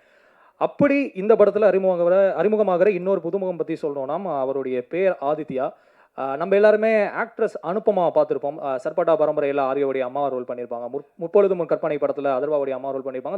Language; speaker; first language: Tamil; native; Tamil